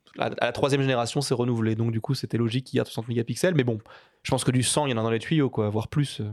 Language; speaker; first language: French; native; French